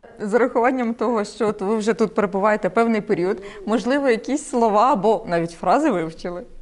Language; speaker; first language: Ukrainian; native; Ukrainian